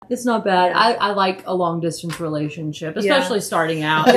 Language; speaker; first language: English; native; English